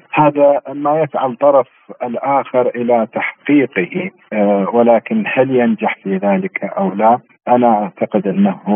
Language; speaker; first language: Arabic; native; Arabic